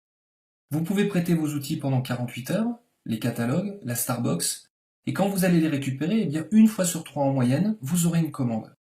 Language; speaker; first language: French; native; French